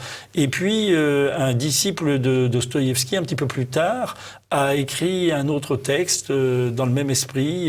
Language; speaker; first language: French; native; French